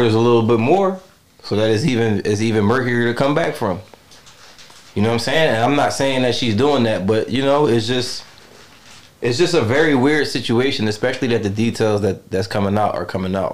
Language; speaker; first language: English; native; English